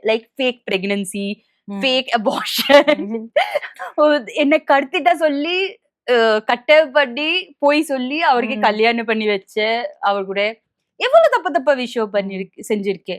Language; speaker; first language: Tamil; non-native, local second language; Bangla